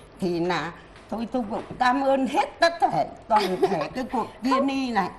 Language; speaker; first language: Vietnamese; early bilingual, heritage; Vietnamese